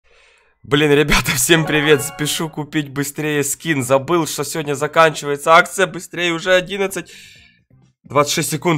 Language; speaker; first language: Russian; native; Russian